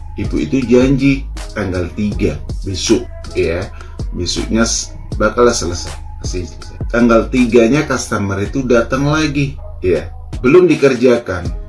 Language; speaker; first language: Indonesian; non-native, local second language; Javanese